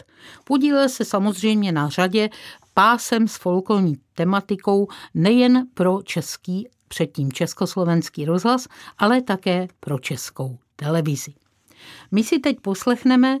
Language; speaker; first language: Czech; native; Czech